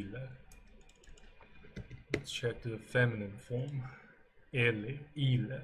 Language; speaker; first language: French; non-native, learner; English